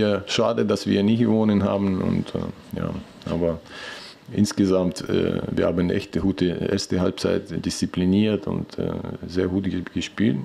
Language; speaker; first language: German; non-native, fluent; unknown